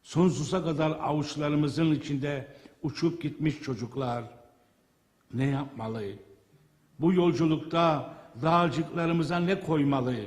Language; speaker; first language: Turkish; native; Turkish